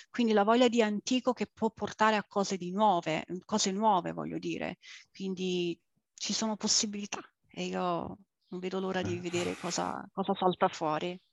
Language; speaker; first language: Italian; early bilingual, other home language; English